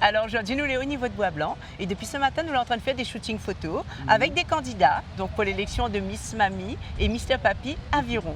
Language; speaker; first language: French; non-native, local second language; Réunion Creole French